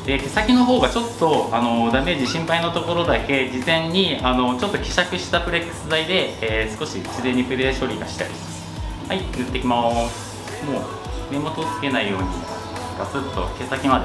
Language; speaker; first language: Japanese; native; Japanese